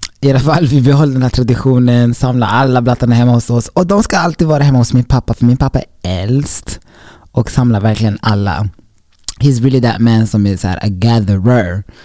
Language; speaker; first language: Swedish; early bilingual, other home language; Rundi